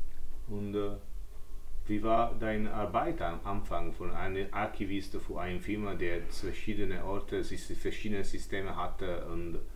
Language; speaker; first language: German; non-native, learner; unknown